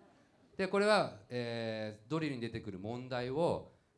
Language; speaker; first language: Japanese; native; Japanese